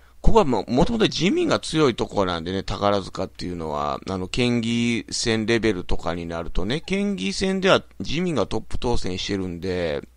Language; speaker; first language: Japanese; native; Japanese